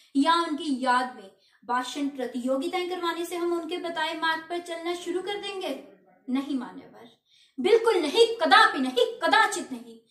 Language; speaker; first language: Hindi; non-native, local second language; Punjabi